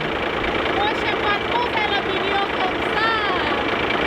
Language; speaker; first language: French; non-native, learner; Thai